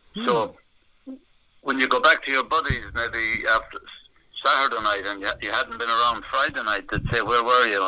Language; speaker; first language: English; native; English